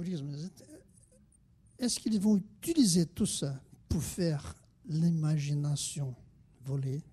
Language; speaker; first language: French; non-native, fluent; Portuguese